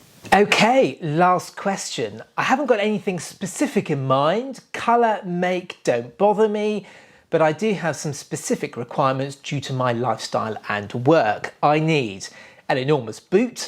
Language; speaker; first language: English; native; English